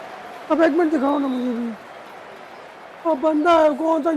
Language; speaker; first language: Hindi; native; Hindi